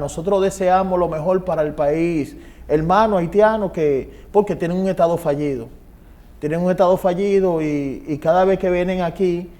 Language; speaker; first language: Spanish; native; Spanish